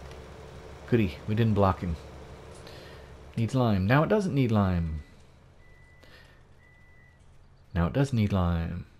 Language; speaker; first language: English; native; English